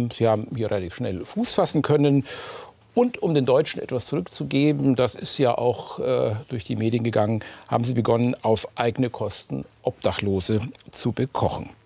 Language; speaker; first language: German; native; German